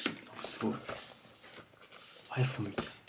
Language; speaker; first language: Japanese; native; Japanese